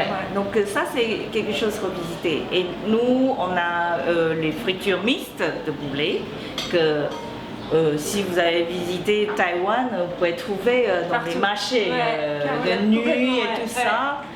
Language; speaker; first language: French; non-native, fluent; Chinese